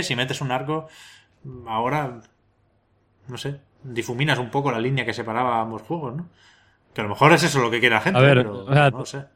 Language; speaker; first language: Spanish; native; Spanish